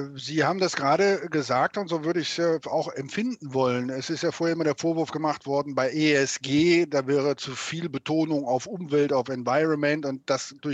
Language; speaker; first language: German; native; German